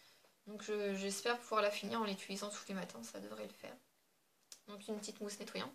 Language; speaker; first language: French; native; French